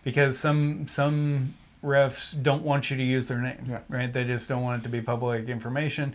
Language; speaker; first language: English; native; English